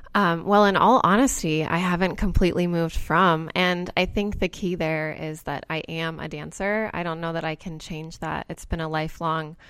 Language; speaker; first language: English; native; English